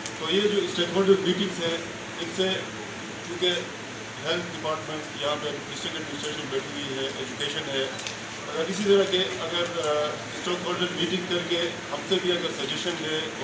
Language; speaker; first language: Urdu; non-native, local second language; Khowar